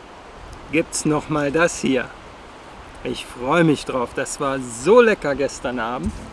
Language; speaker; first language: German; native; German